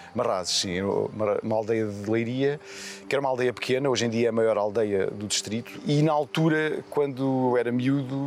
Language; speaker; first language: Portuguese; native; Portuguese